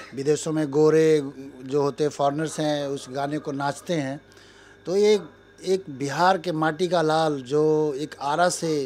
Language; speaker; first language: Hindi; native; Hindi